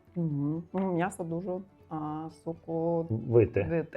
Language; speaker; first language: Ukrainian; non-native, learner; German